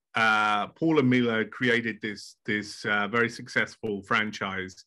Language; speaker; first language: English; native; English